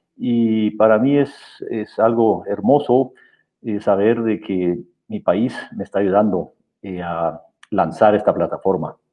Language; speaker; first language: Spanish; native; Spanish